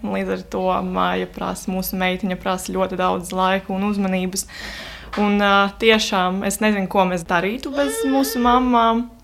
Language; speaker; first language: Latvian; non-native, local second language; Russian